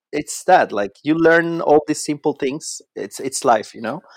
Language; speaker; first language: English; non-native, fluent; Spanish